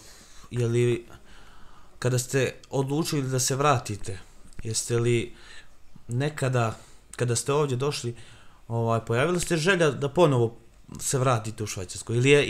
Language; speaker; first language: Croatian; native; Croatian